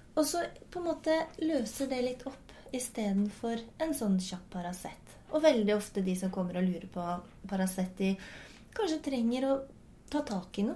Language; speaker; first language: Norwegian; native; Norwegian